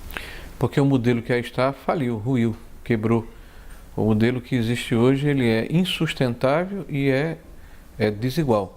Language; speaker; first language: Portuguese; native; Portuguese